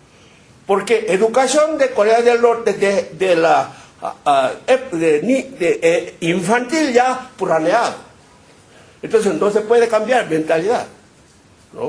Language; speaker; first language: Spanish; non-native, fluent; Korean